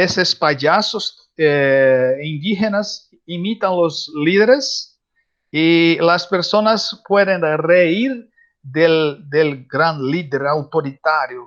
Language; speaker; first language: Spanish; non-native, learner; Portuguese